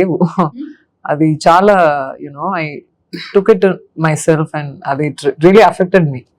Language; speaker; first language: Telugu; non-native, learner; Tamil